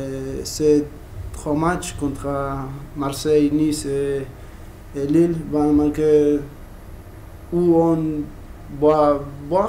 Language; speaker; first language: French; non-native, learner; Spanish